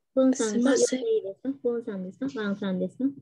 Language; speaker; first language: Japanese; non-native, fluent; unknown